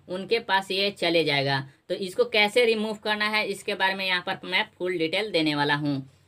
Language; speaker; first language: Hindi; native; Hindi